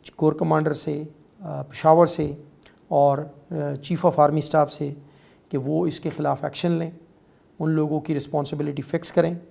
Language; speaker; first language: Urdu; non-native, local second language; Pashto